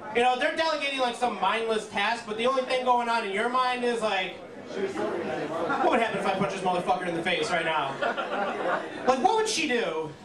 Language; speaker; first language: English; native; English